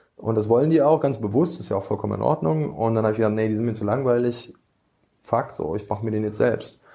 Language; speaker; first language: German; early bilingual, other home language; Bosnian